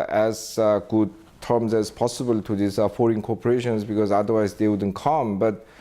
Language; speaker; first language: English; non-native, fluent; Korean